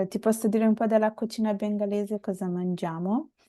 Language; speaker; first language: Italian; early bilingual, other home language; Bangla